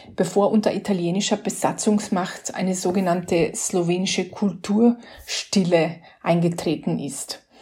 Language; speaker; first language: German; non-native, fluent; Slovenian